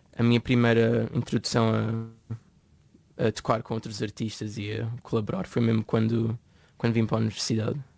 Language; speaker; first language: Portuguese; native; Portuguese